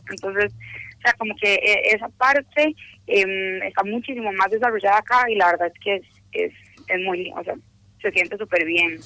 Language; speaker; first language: Spanish; native; Spanish